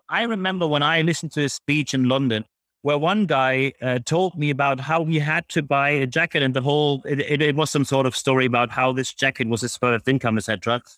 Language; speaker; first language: English; non-native, fluent; German